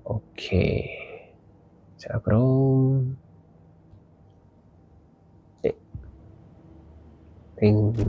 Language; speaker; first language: Korean; non-native, learner; Indonesian